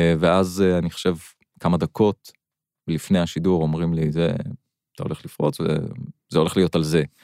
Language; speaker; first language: Hebrew; non-native, local second language; Arabic